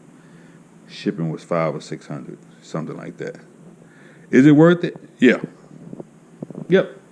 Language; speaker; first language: English; native; English